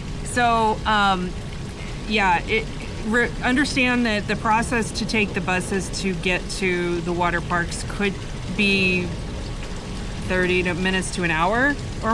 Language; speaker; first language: English; native; English